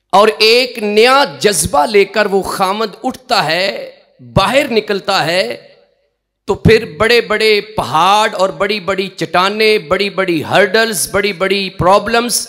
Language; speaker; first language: Urdu; non-native, local second language; Punjabi